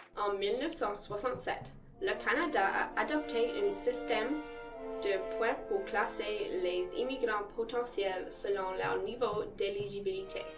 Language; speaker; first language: French; non-native, local second language; English